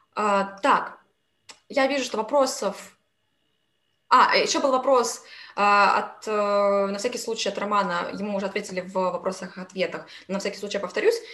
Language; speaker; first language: Russian; native; Russian